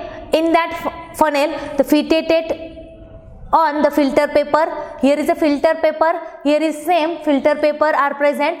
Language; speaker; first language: English; non-native, local second language; Marathi